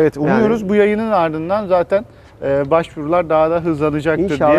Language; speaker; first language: Turkish; native; Turkish